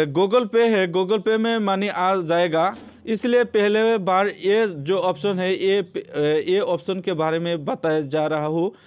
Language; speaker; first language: Hindi; non-native, local second language; Assamese